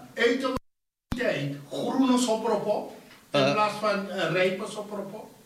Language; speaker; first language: Dutch; native; Dutch